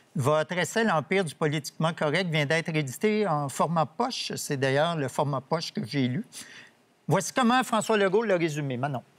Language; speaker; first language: French; native; French